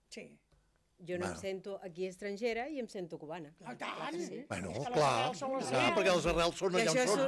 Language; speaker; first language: Catalan; non-native, fluent; Spanish